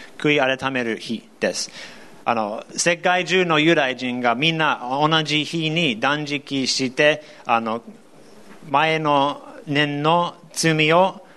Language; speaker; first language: Japanese; non-native, fluent; English